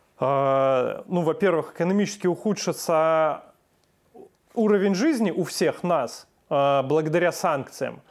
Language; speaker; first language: Russian; native; Russian